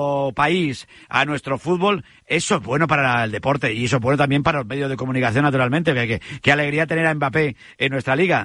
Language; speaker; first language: Spanish; native; Spanish